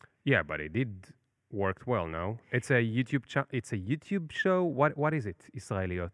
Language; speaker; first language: English; non-native, fluent; Hebrew